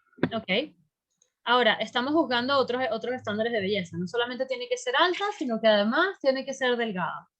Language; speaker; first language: Spanish; native; Spanish